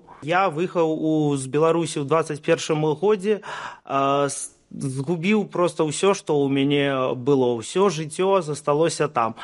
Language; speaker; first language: Belarusian; non-native, local second language; Russian